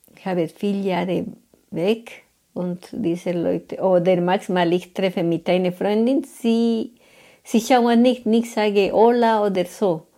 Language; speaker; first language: German; non-native, learner; Spanish